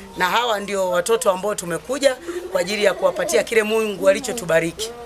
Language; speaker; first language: Swahili; native; Swahili